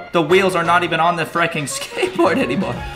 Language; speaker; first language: English; native; English